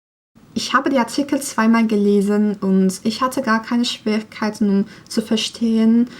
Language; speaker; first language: German; non-native, learner; Turkish